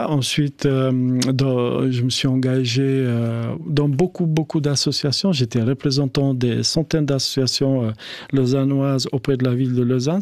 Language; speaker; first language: French; non-native, fluent; Albanian